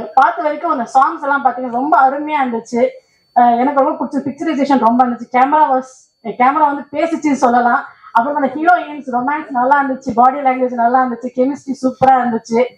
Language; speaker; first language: Tamil; non-native, local second language; Telugu